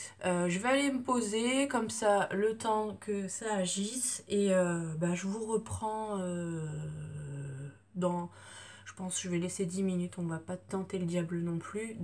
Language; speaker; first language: French; native; French